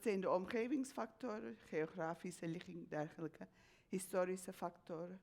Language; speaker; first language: Dutch; non-native, fluent; Turkish